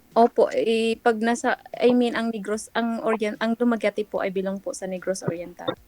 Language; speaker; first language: Filipino; non-native, local second language; Cebuano